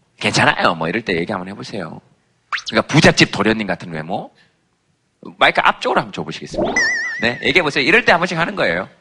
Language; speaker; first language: Korean; native; Korean